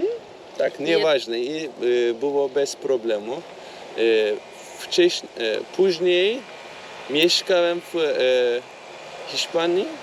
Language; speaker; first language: Polish; non-native, learner; Turkish